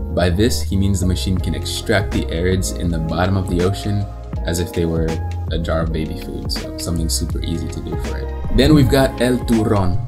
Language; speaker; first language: English; native; English